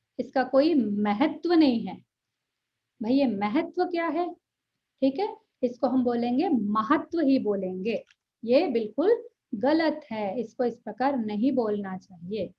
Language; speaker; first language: Hindi; non-native, local second language; Telugu